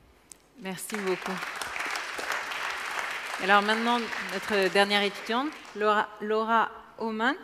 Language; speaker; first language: French; native; French